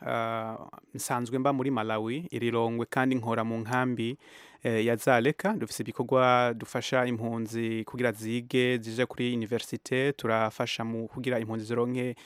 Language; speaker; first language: Rundi; early bilingual, heritage; Rundi